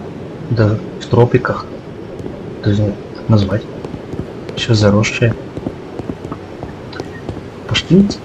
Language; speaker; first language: Russian; native; Russian